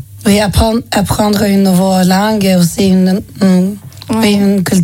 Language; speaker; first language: French; non-native, learner; Swedish